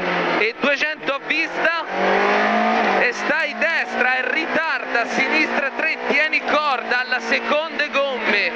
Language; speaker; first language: Italian; native; Italian